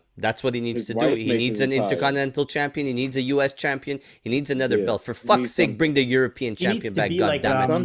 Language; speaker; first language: English; native; English